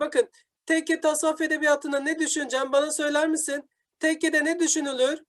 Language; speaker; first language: Turkish; native; Turkish